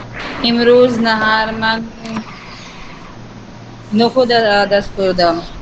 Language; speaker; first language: Persian; non-native, learner; Urdu